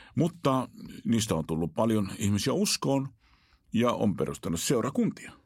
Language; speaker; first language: Finnish; non-native, fluent; Arabic